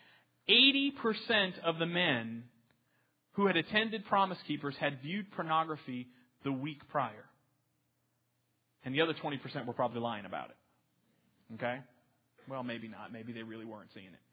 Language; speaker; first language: English; native; English